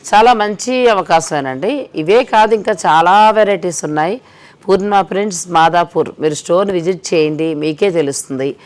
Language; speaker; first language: Telugu; native; Telugu